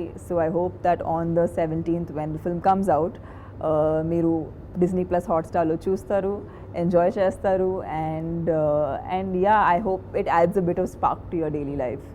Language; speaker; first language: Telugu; non-native, fluent; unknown